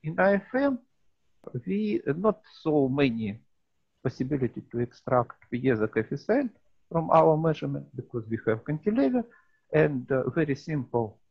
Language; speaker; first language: English; non-native, learner; Russian